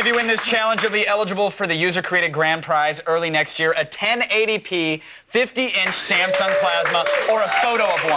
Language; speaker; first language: English; native; English